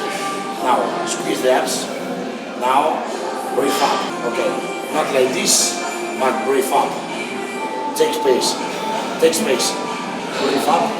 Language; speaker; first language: English; non-native, learner; Italian